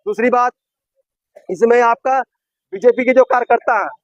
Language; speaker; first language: Hindi; non-native, local second language; Bangla